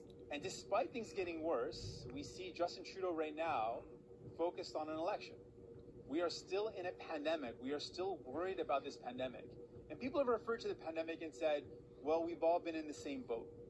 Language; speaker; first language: English; native; English